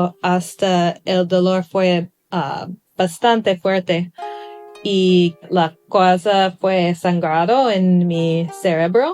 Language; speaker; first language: Spanish; non-native, learner; English